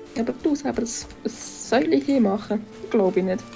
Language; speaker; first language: German; native; German